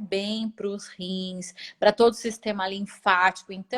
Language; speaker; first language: Portuguese; native; Portuguese